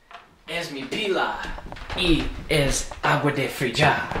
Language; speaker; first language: Spanish; non-native, learner; English